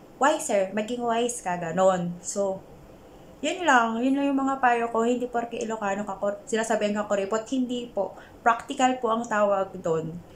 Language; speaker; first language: Filipino; non-native, local second language; Iloko